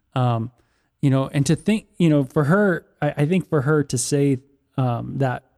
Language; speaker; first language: English; native; English